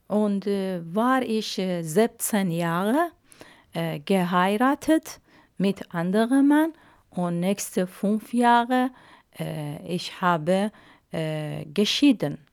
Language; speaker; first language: German; non-native, learner; Arabic